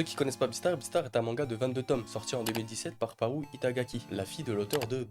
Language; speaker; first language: French; native; French